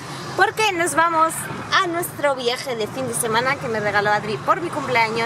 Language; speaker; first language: Spanish; native; Spanish